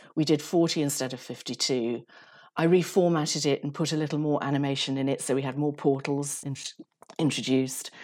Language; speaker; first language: English; native; English